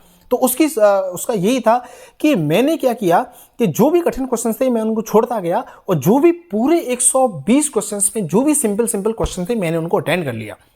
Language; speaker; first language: Hindi; native; Hindi